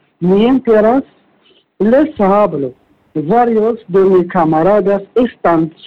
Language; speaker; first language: Spanish; non-native, learner; Arabic